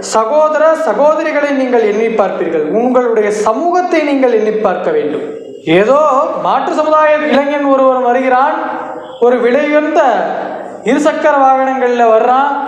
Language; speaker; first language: Tamil; non-native, local second language; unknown